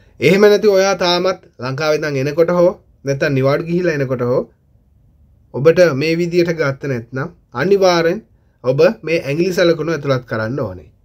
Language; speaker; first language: Sinhala; non-native, local second language; Tamil